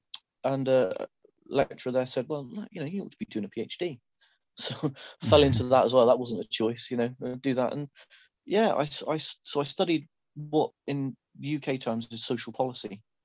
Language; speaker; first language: English; native; English